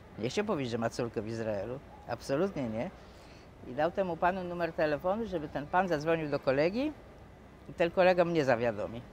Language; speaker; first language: Polish; native; Polish